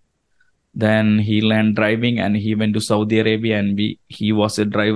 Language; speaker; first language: English; non-native, local second language; Malayalam